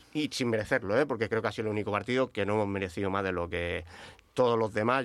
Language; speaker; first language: Spanish; native; Spanish